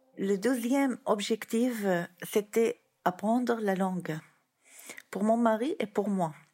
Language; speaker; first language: French; non-native, fluent; Arabic